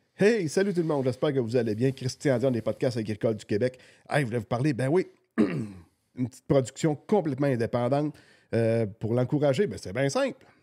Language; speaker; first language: French; native; French